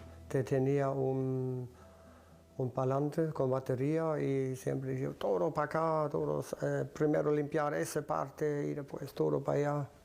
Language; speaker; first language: Spanish; early bilingual, other home language; German